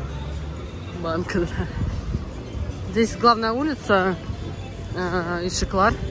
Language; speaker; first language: Russian; native; Russian